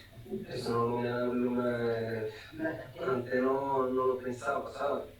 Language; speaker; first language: Spanish; non-native, learner; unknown